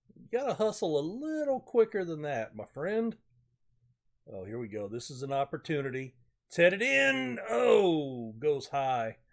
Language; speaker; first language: English; native; English